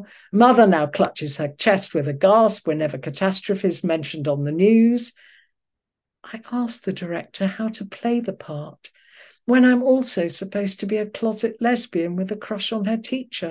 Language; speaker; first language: English; native; English